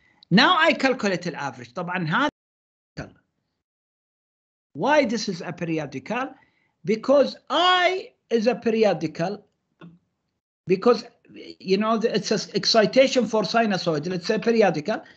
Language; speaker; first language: English; non-native, fluent; Arabic